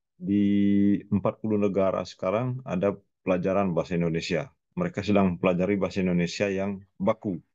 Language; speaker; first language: Indonesian; non-native, local second language; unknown